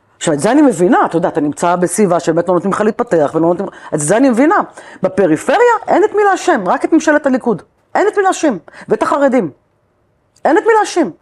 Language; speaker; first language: Hebrew; native; Hebrew